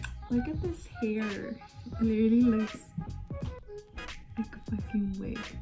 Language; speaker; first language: English; early bilingual, other home language; Spanish